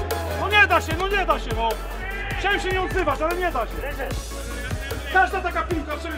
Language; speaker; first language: Polish; native; Polish